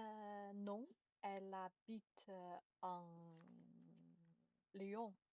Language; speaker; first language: French; non-native, learner; Chinese